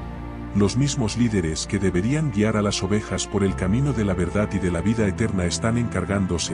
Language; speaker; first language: Spanish; native; Spanish